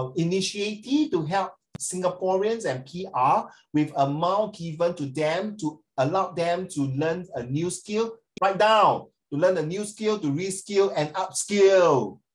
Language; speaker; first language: English; non-native, local second language; Chinese